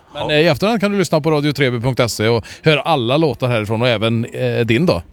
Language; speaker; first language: Swedish; native; Swedish